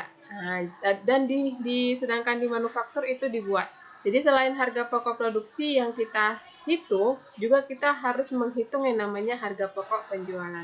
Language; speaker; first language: Indonesian; native; Indonesian